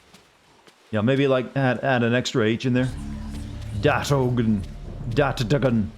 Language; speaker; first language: English; native; English